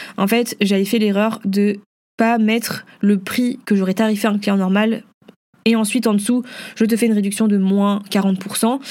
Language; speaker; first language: French; early bilingual, other home language; Vietnamese